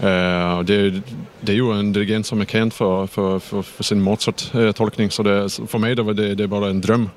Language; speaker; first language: Danish; non-native, fluent; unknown